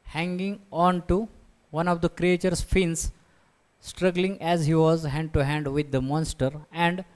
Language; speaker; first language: English; non-native, local second language; Marathi